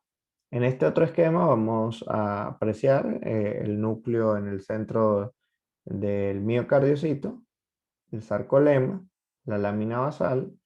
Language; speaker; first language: Spanish; native; Spanish